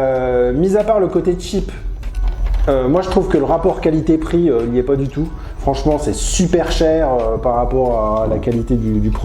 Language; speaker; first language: French; native; French